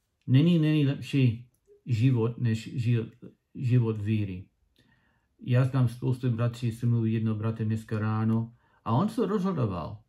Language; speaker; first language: Czech; non-native, learner; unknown